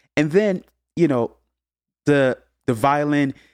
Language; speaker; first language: English; early bilingual, other home language; Haitian Creole